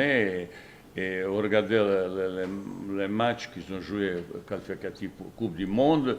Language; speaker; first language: French; non-native, fluent; Bosnian